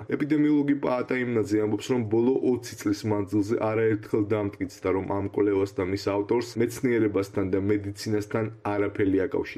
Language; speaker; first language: Georgian; native; Georgian